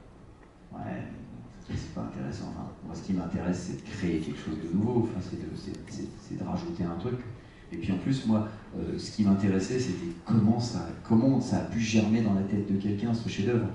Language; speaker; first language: French; native; French